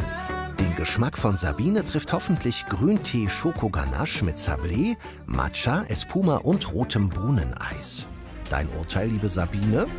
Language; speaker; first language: German; native; German